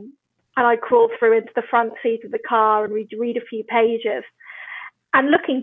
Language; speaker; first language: English; native; English